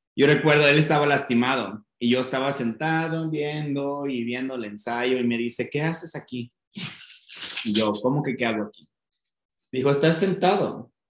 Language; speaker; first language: Spanish; non-native, fluent; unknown